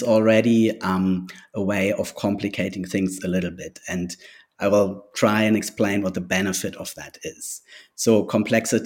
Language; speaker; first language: English; non-native, fluent; German